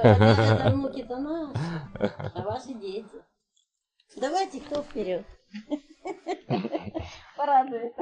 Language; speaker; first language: Russian; native; Russian